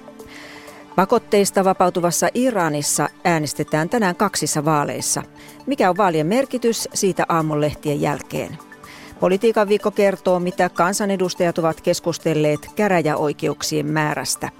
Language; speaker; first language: Finnish; native; Finnish